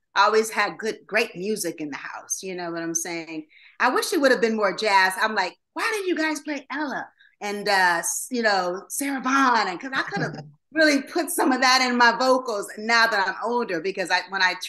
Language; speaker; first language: English; native; English